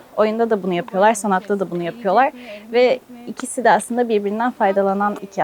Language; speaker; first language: Turkish; native; Turkish